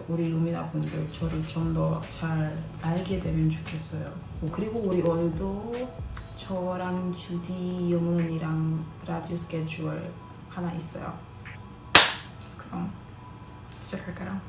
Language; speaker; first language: Korean; non-native, fluent; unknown